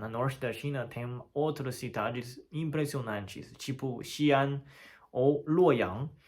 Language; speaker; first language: Portuguese; non-native, fluent; Chinese